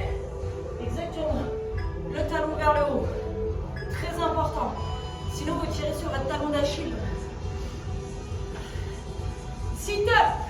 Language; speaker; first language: French; native; French